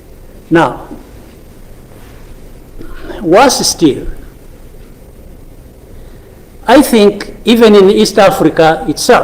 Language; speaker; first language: English; non-native, local second language; Kinyarwanda